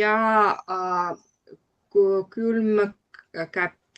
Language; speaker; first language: Estonian; non-native, learner; Russian